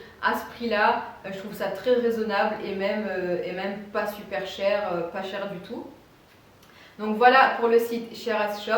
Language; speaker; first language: French; native; French